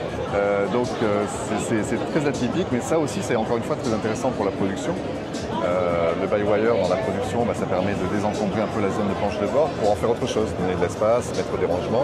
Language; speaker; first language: French; native; French